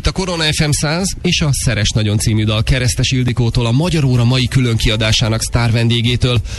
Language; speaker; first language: Hungarian; native; Hungarian